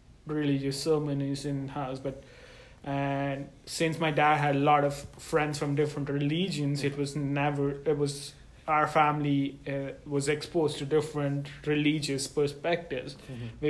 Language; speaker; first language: English; non-native, local second language; Telugu